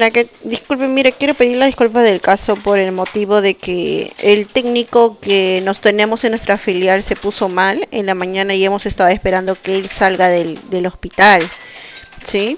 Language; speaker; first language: Spanish; native; Spanish